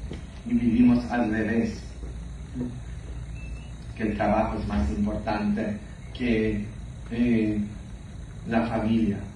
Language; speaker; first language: Spanish; non-native, fluent; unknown